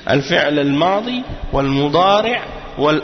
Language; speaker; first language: Arabic; non-native, fluent; French